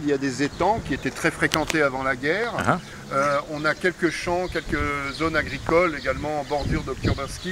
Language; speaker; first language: French; native; French